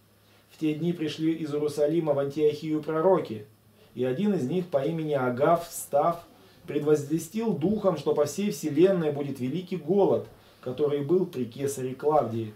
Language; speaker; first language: Russian; native; Russian